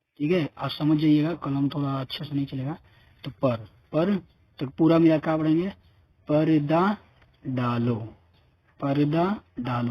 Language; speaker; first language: Hindi; native; Hindi